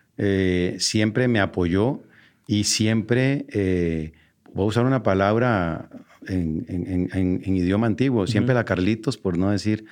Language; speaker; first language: Spanish; native; Spanish